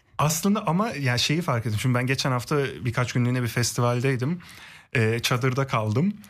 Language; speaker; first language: Turkish; early bilingual, heritage; Turkish